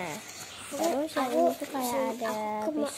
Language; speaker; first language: Indonesian; native; Indonesian